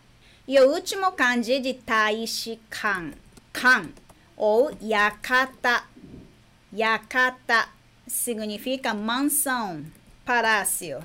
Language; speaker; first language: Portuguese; non-native, fluent; Japanese